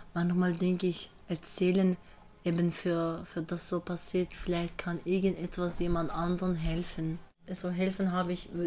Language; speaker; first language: German; non-native, fluent; Arabic